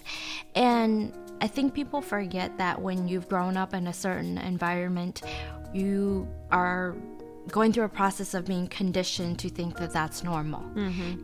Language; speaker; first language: English; early bilingual, other home language; Chinese